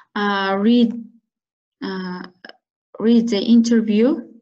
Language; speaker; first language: English; non-native, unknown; Kazakh